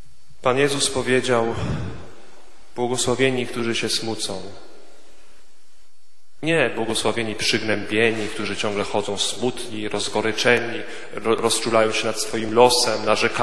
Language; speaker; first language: Polish; native; Polish